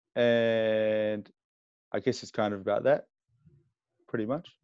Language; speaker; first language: English; native; English